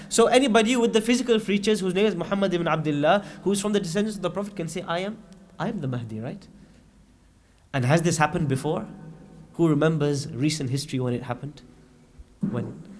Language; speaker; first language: English; native; English